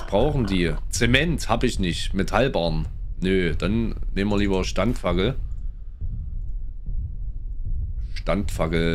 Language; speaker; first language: German; native; German